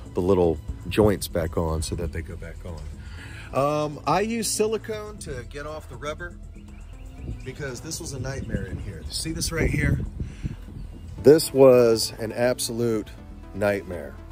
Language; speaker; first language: English; native; English